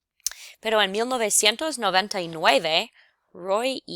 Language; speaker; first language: Spanish; non-native, fluent; English